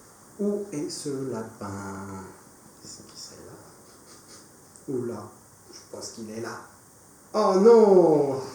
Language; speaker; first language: French; native; French